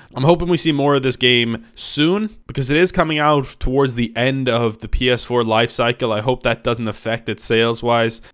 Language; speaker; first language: English; native; English